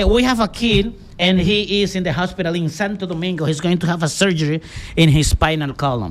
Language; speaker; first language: English; non-native, fluent; Spanish